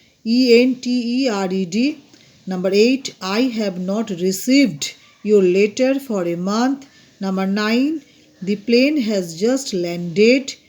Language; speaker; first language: English; non-native, local second language; Bangla